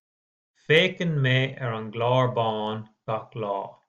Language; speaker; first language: Irish; non-native, learner; English